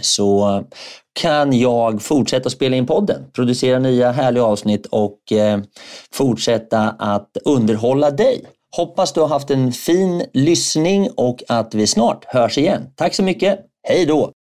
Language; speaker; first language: Swedish; native; Swedish